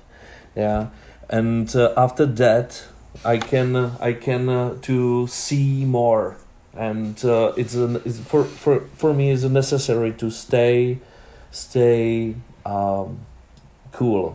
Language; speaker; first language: English; non-native, learner; Czech